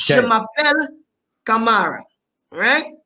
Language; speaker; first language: French; non-native, fluent; English